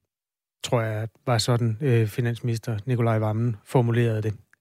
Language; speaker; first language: Danish; native; Danish